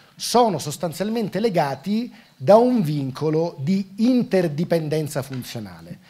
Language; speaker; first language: Italian; native; Italian